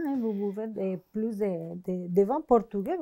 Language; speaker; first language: French; non-native, fluent; Spanish